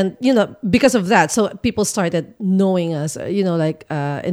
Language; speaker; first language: English; non-native, local second language; Filipino